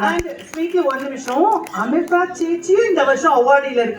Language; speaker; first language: Tamil; native; Tamil